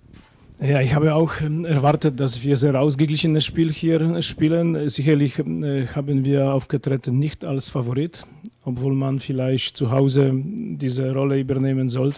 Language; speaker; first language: German; non-native, fluent; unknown